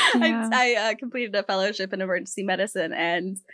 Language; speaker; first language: English; native; English